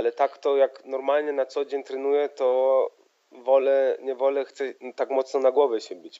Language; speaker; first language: Polish; early bilingual, heritage; Polish